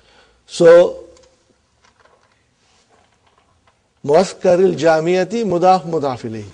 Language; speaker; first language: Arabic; non-native, fluent; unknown